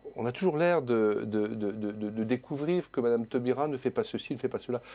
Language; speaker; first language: French; native; French